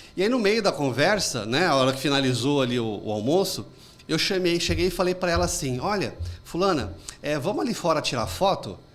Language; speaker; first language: Portuguese; native; Portuguese